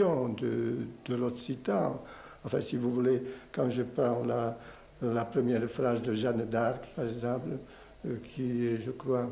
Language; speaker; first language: French; non-native, local second language; Occitan